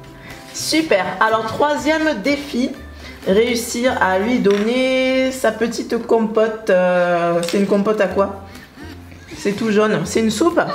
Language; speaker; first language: French; native; French